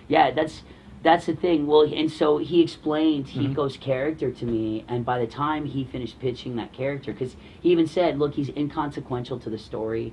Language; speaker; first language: English; native; English